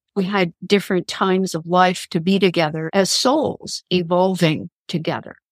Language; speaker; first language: English; native; English